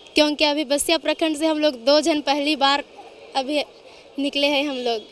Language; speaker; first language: Hindi; native; Hindi